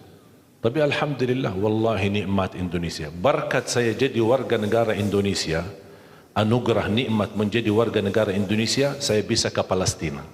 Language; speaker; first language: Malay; non-native, fluent; Arabic